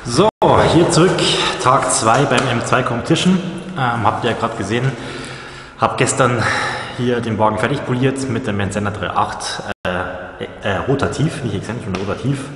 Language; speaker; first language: German; native; German